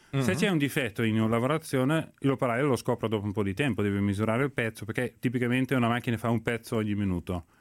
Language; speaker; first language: Italian; non-native, fluent; Dutch